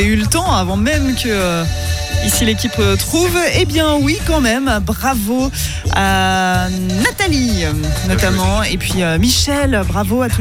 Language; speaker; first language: French; native; French